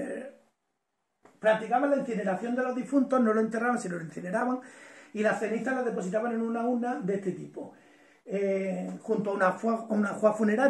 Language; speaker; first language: Spanish; native; Spanish